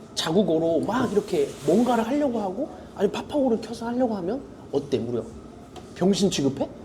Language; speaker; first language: Korean; native; Korean